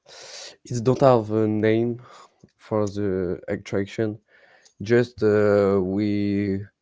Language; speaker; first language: English; non-native, learner; French